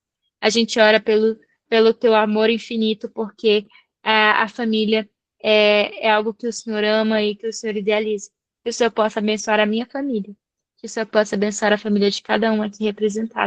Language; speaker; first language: Portuguese; native; Portuguese